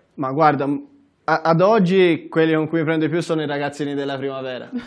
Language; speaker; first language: Italian; native; Italian